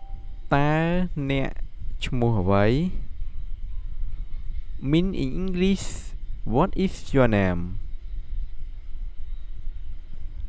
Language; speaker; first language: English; non-native, learner; Khmer